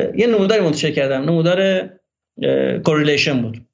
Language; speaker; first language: Persian; non-native, local second language; Azerbaijani